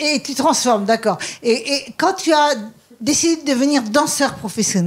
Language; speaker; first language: French; native; French